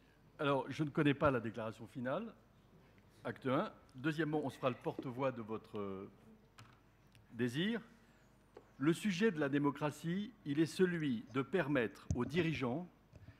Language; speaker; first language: French; native; French